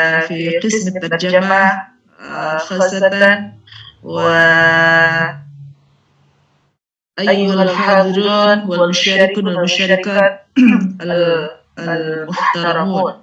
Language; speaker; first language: Arabic; non-native, fluent; Indonesian